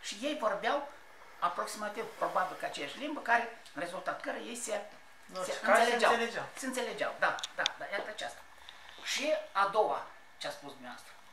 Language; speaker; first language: Romanian; native; Romanian